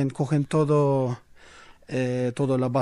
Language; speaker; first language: Spanish; non-native, learner; Turkish